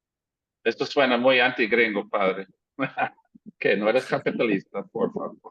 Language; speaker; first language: Spanish; non-native, fluent; English